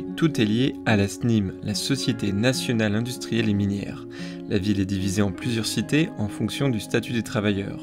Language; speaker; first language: French; native; French